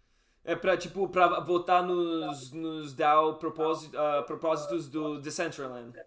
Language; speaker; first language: Portuguese; non-native, fluent; English